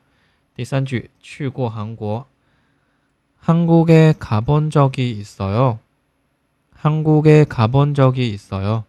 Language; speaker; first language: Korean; non-native, fluent; Chinese